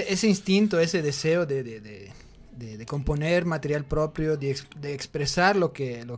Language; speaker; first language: Spanish; native; Spanish